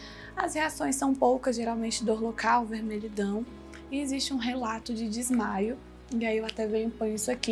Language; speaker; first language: Portuguese; native; Portuguese